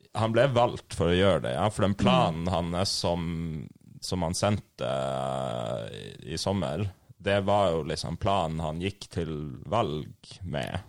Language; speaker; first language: Norwegian; native; Norwegian